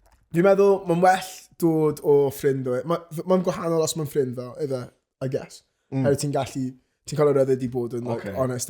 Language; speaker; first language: Welsh; native; Welsh